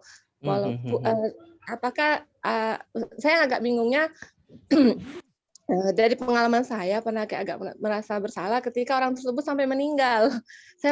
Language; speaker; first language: Indonesian; native; Indonesian